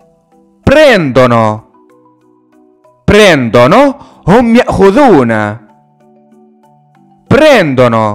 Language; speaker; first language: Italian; non-native, fluent; Arabic